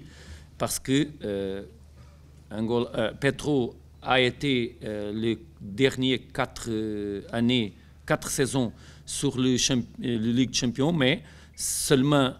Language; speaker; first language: French; non-native, learner; Portuguese